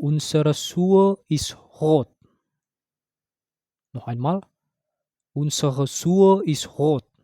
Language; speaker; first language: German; non-native, fluent; Indonesian